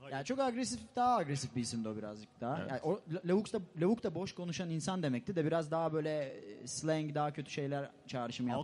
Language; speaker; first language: Turkish; native; Turkish